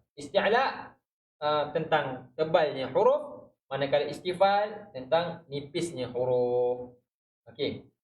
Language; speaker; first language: Malay; native; Malay